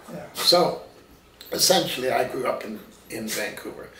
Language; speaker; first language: English; native; English